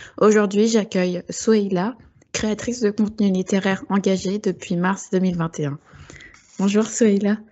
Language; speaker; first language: French; native; French